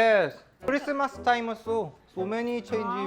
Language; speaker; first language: English; non-native, learner; Korean